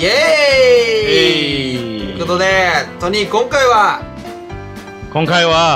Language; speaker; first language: Japanese; native; Japanese